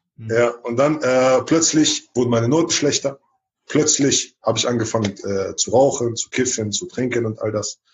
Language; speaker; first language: German; early bilingual, other home language; Chechen